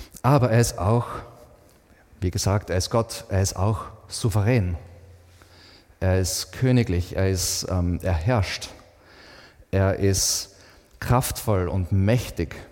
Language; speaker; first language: German; native; German